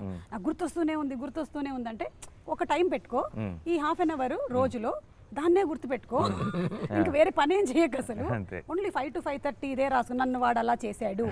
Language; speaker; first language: Telugu; native; Telugu